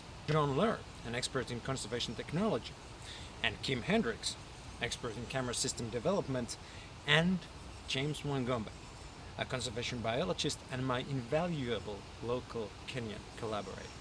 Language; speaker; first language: English; non-native, fluent; Finnish